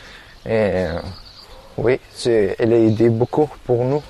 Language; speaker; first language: French; non-native, learner; Persian